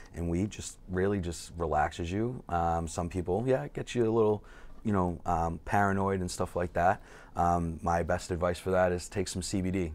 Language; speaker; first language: English; native; English